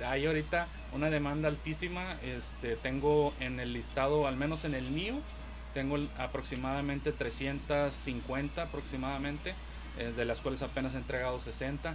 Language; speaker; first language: Spanish; native; Spanish